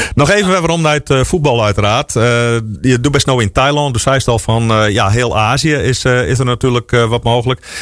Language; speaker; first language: Dutch; non-native, local second language; Western Frisian